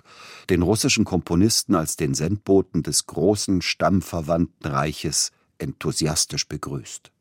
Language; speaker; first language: German; native; German